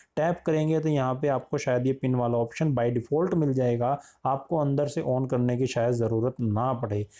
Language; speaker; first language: Hindi; native; Hindi